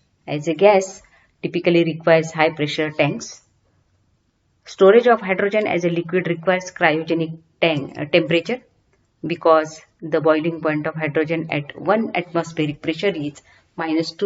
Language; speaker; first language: English; non-native, local second language; Marathi